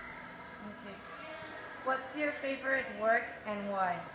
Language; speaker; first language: English; non-native, learner; Spanish